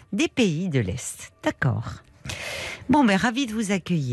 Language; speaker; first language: French; native; French